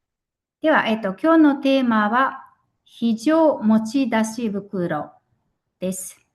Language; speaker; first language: Japanese; non-native, fluent; Mongolian